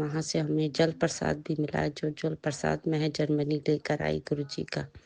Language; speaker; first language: Hindi; native; Hindi